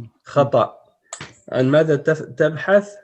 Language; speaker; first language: Arabic; non-native, fluent; French